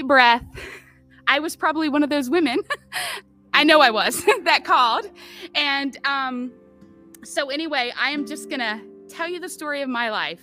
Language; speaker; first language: English; native; English